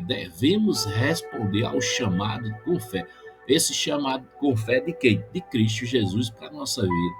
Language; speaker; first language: Portuguese; native; Portuguese